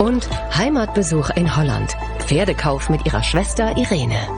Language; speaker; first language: German; native; German